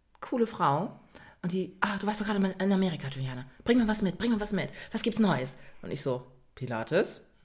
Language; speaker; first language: German; native; German